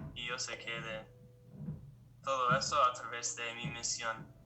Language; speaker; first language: Spanish; non-native, fluent; English